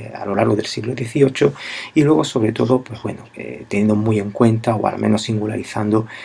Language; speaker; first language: Spanish; native; Spanish